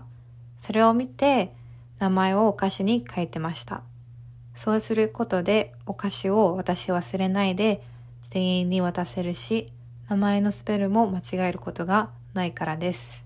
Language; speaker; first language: Japanese; early bilingual, heritage; Japanese